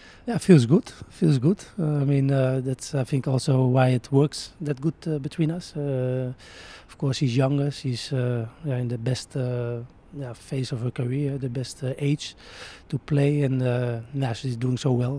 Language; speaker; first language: English; non-native, fluent; Dutch